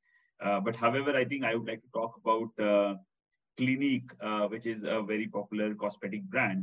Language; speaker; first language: English; non-native, local second language; Hindi